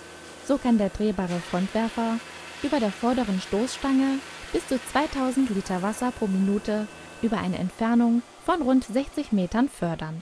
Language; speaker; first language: German; native; German